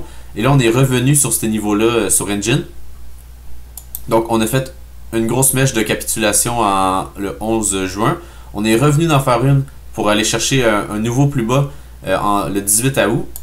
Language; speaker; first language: French; native; French